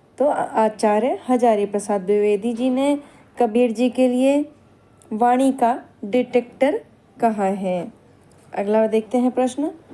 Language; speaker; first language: Hindi; native; Hindi